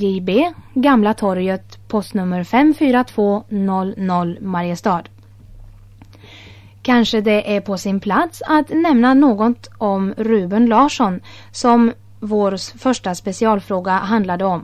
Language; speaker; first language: Swedish; native; Swedish